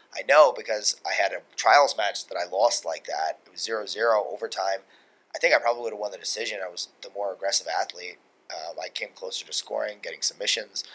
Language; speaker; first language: English; native; English